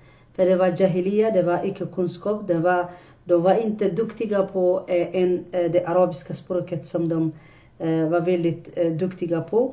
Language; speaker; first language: Swedish; non-native, fluent; Arabic